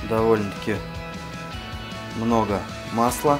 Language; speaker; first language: Russian; native; Russian